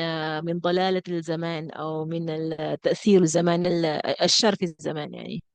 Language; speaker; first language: Arabic; non-native, fluent; English